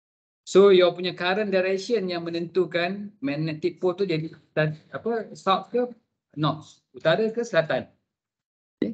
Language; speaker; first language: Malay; native; Malay